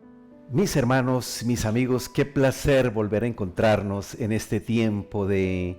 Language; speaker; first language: Spanish; native; Spanish